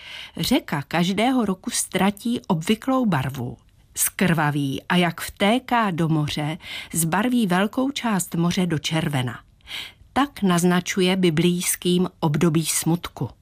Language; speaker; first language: Czech; native; Czech